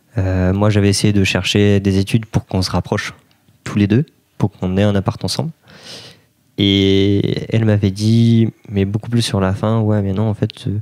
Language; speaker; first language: French; native; French